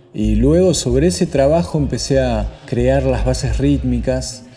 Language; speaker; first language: Spanish; native; Spanish